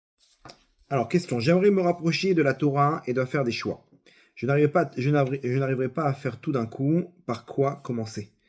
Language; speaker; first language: French; native; French